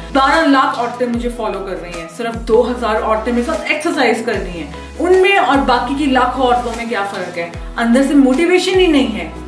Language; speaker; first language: Hindi; native; Hindi